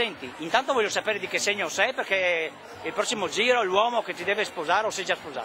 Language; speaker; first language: Italian; native; Italian